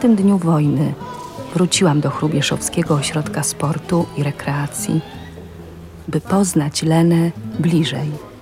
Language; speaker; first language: Polish; native; Polish